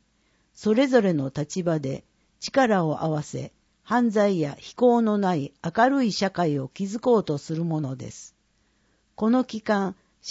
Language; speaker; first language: Japanese; native; Japanese